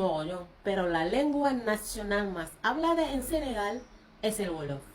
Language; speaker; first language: Spanish; non-native, fluent; Wolof